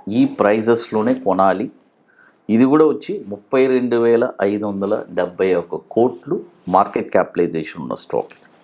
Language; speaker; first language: Telugu; native; Telugu